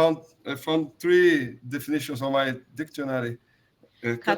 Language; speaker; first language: English; non-native, learner; Portuguese